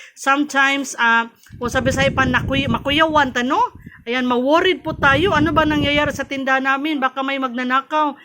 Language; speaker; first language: Filipino; non-native, local second language; Cebuano